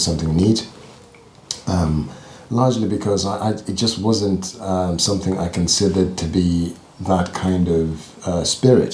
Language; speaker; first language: English; non-native, local second language; Ganda